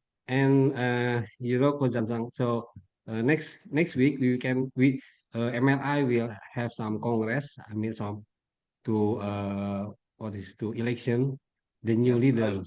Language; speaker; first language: English; non-native, learner; Indonesian